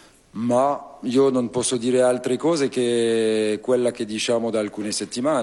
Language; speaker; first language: Italian; non-native, fluent; French